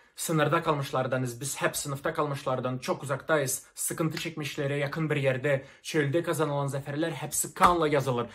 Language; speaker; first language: Turkish; non-native, fluent; Russian